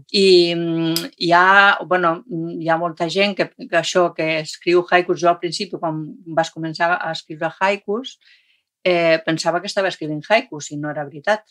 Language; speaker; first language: Catalan; non-native, local second language; Spanish